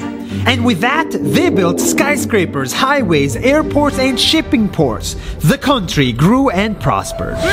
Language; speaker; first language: English; non-native, fluent; Arabic